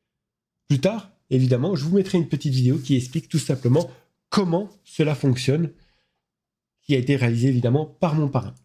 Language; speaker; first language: French; native; French